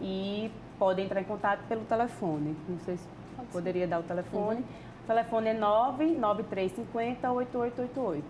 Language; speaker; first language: Portuguese; native; Portuguese